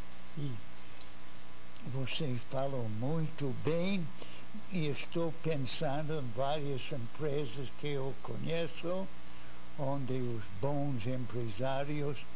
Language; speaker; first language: Portuguese; non-native, fluent; English